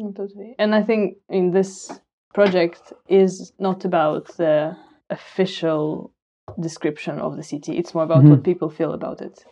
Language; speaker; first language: English; non-native, fluent; Russian